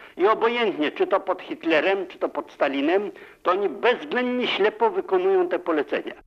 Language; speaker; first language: Polish; native; Polish